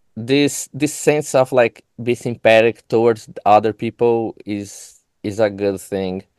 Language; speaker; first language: English; non-native, fluent; Portuguese